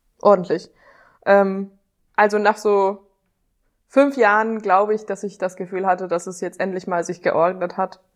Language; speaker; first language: German; non-native, fluent; Hungarian